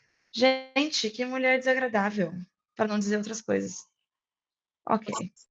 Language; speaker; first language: Portuguese; non-native, fluent; English